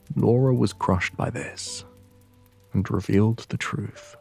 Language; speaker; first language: English; native; English